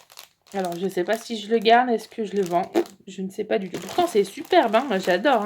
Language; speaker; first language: French; native; French